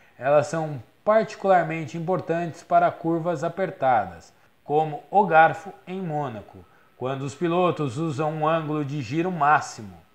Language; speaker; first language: Portuguese; native; Portuguese